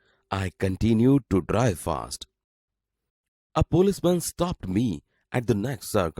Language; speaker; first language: English; non-native, local second language; Gujarati